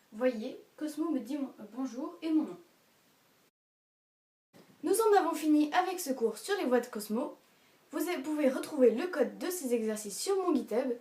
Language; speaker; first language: French; native; French